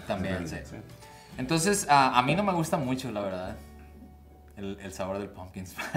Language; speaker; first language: Spanish; native; Spanish